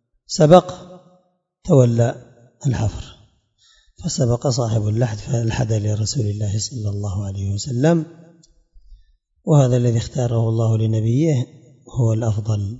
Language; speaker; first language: Arabic; native; Arabic